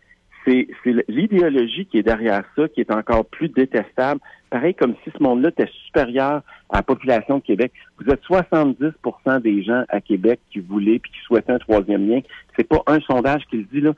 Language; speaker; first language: French; native; French